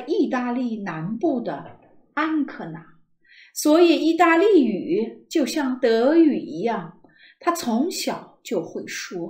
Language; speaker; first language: Chinese; native; Chinese